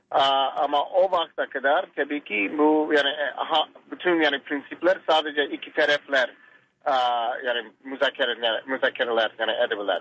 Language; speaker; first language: Turkish; non-native, learner; English